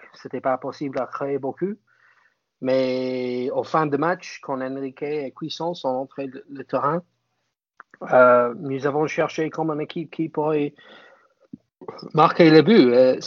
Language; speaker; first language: French; non-native, fluent; English